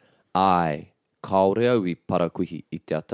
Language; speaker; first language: Māori; non-native, local second language; English